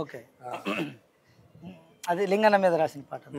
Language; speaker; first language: Telugu; native; Telugu